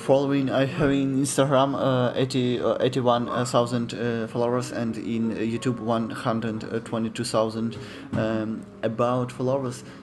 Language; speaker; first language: English; non-native, learner; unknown